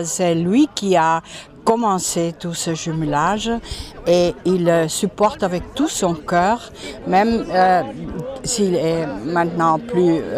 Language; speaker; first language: French; non-native, fluent; German